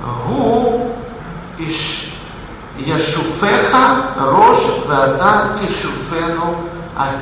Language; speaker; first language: Hebrew; non-native, fluent; Russian